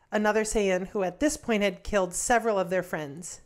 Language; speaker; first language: English; native; English